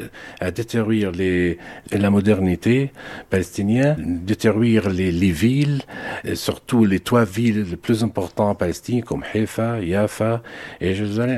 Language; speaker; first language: French; non-native, local second language; Arabic